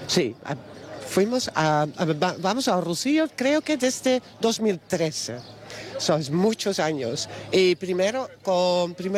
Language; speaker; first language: Spanish; non-native, learner; Dutch